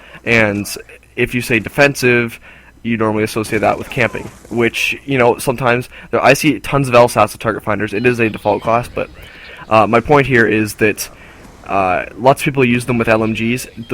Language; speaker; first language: English; native; English